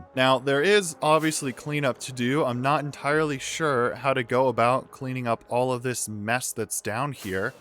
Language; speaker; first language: English; native; English